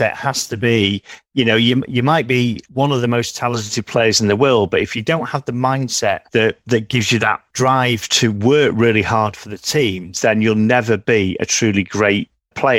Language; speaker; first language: English; native; English